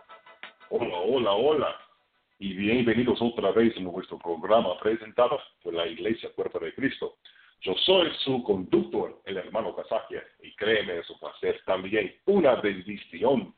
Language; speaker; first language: Spanish; non-native, fluent; English